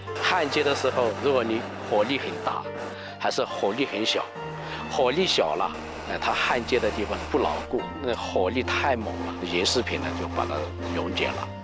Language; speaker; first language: Chinese; non-native, local second language; Hmong